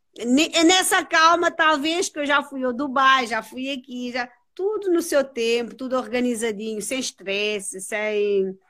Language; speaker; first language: Portuguese; non-native, local second language; Kabuverdianu